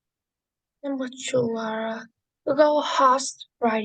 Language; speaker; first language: English; non-native, learner; Vietnamese